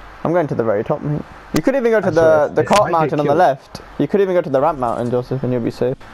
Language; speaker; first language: English; native; English